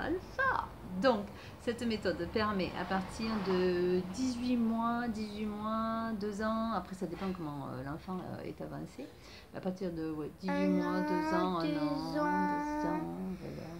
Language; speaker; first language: French; native; French